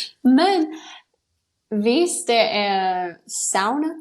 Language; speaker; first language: Danish; non-native, learner; English